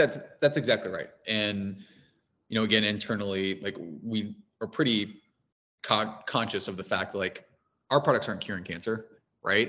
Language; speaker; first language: English; native; English